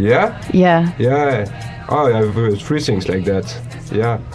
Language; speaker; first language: English; non-native, learner; French